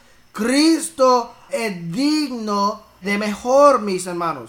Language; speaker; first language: Spanish; early bilingual, heritage; English